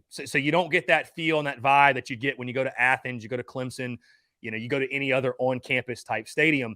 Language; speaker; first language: English; native; English